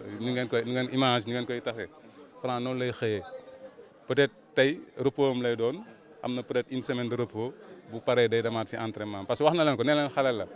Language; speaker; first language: Wolof; non-native, local second language; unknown